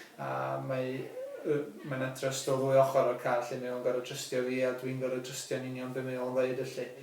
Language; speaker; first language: Welsh; native; Welsh